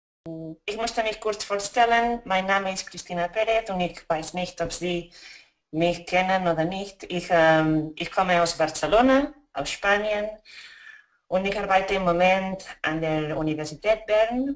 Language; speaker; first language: German; non-native, fluent; Spanish